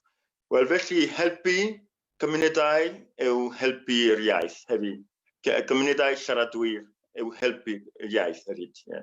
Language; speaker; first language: Welsh; non-native, fluent; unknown